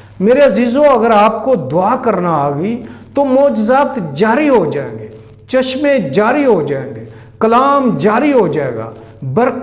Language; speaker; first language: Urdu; non-native, local second language; Punjabi